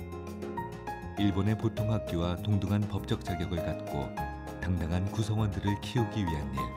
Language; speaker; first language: Korean; native; Korean